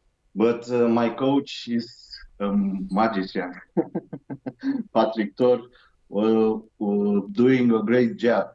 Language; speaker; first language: English; non-native, learner; Romanian